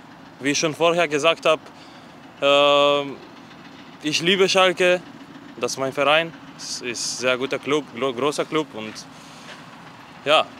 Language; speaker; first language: German; non-native, fluent; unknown